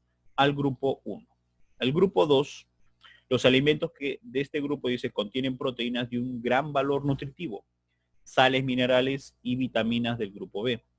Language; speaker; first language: Spanish; native; Spanish